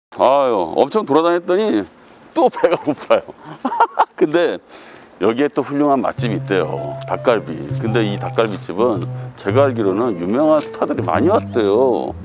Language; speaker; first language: Korean; native; Korean